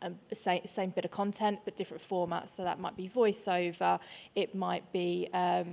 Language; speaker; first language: English; native; English